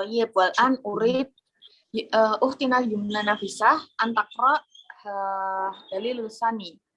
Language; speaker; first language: Arabic; non-native, learner; Indonesian